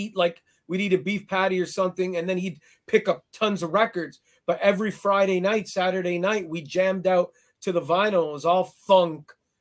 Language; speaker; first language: English; native; English